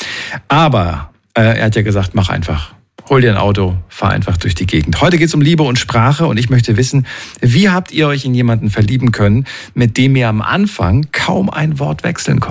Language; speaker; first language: German; native; German